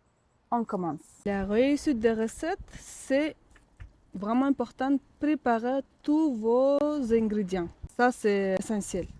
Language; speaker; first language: French; non-native, learner; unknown